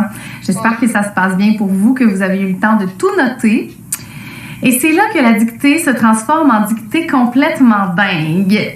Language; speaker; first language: French; native; French